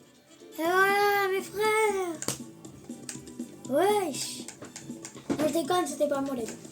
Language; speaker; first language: French; native; French